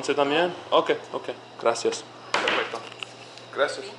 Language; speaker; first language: Spanish; non-native, learner; English